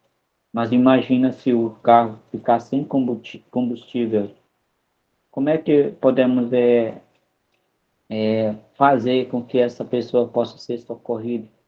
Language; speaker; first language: Portuguese; non-native, local second language; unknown